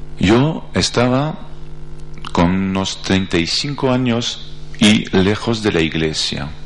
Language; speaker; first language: Spanish; non-native, fluent; French